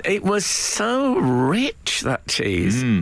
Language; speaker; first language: English; native; English